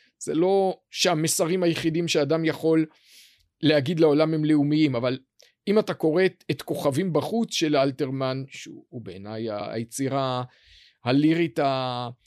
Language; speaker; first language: Hebrew; native; Hebrew